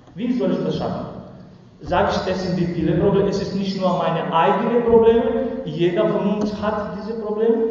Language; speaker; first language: German; non-native, learner; Romany